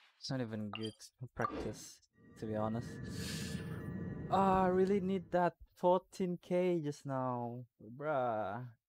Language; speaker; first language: English; non-native, local second language; Malay